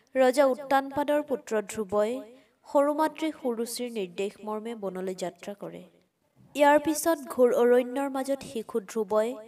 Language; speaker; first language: Assamese; native; Assamese